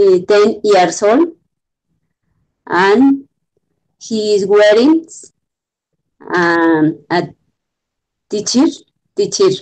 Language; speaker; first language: English; non-native, learner; Spanish